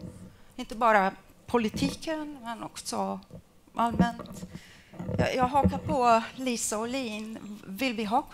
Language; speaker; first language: Swedish; non-native, fluent; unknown